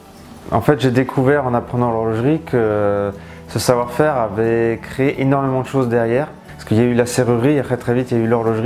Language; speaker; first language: French; native; French